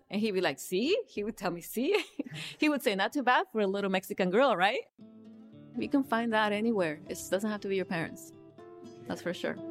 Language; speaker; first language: English; early bilingual, other home language; Spanish